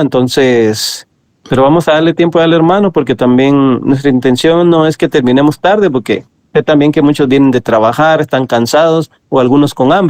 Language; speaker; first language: Spanish; native; Spanish